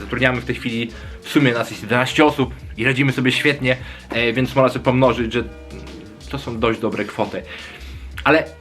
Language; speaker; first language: Polish; native; Polish